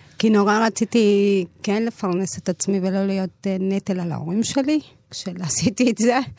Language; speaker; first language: Hebrew; early bilingual, other home language; Amharic